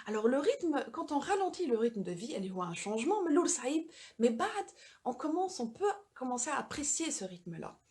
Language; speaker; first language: French; non-native, local second language; Arabic